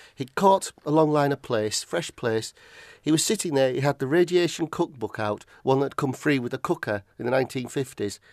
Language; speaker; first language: English; native; English